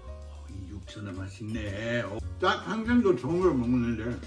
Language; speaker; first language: Korean; non-native, fluent; English